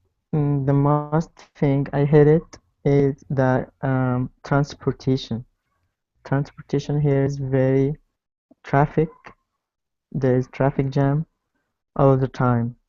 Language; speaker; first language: English; non-native, learner; Arabic